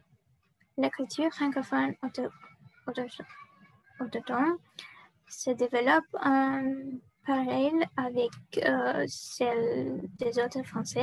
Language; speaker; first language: French; non-native, learner; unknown